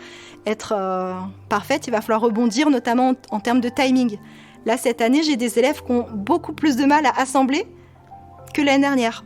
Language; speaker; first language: French; native; French